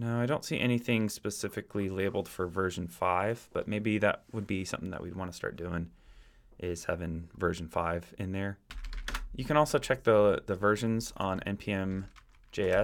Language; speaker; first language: English; native; English